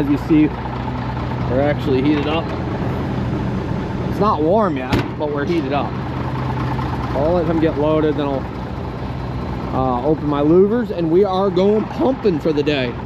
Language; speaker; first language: English; native; English